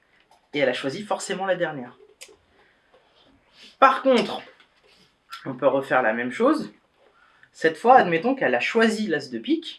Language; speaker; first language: French; native; French